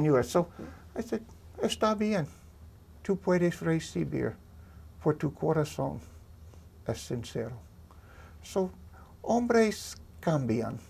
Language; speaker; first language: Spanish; non-native, learner; English